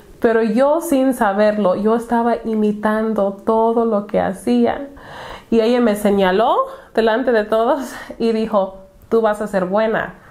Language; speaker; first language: Spanish; non-native, fluent; English